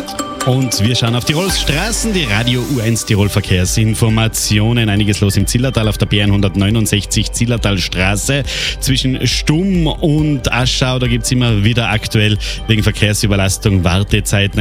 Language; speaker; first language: German; native; German